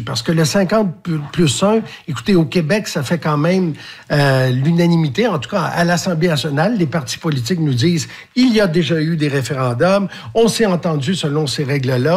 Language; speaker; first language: French; native; French